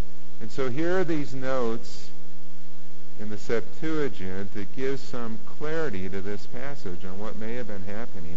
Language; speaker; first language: English; native; English